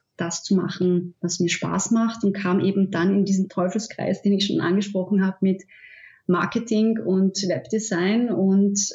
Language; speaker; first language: German; native; German